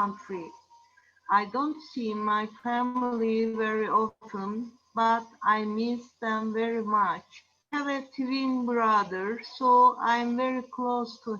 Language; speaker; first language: English; non-native, learner; Turkish